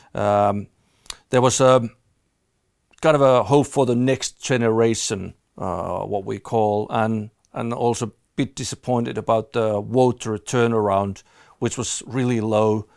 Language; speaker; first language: English; non-native, fluent; Finnish